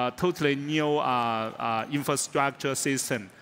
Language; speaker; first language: English; non-native, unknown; Chinese